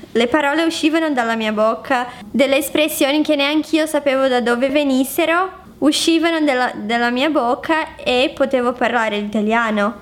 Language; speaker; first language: Italian; non-native, fluent; Portuguese